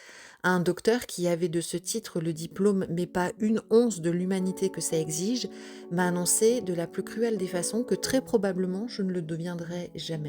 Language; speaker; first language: French; native; French